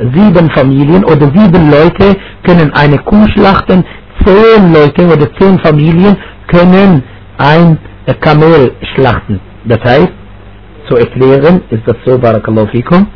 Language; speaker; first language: German; non-native, fluent; Arabic